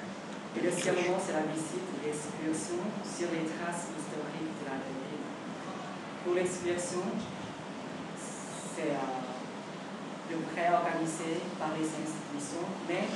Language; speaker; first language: French; non-native, learner; Vietnamese